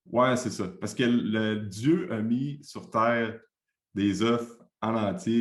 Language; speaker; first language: French; native; French